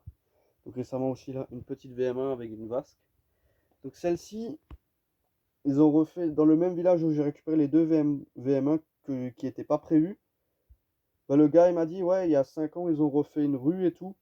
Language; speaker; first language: French; native; French